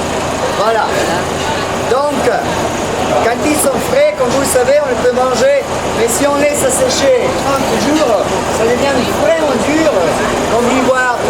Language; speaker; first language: French; non-native, fluent; Spanish